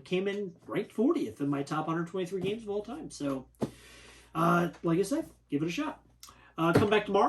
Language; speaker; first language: English; native; English